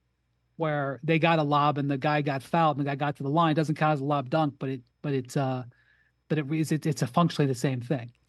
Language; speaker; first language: English; native; English